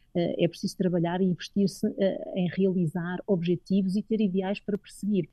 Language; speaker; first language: Portuguese; native; Portuguese